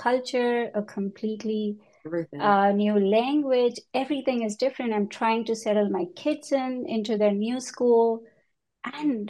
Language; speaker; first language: English; non-native, local second language; Hindi